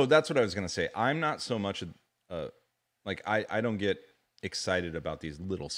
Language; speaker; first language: English; native; English